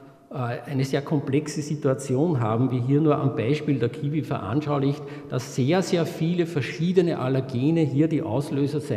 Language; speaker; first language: German; native; German